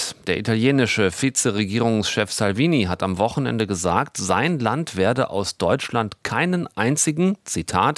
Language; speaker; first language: German; native; German